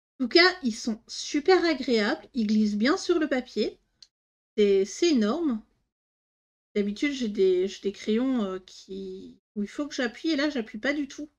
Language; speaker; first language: French; native; French